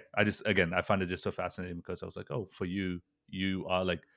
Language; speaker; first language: English; early bilingual, other home language; Urdu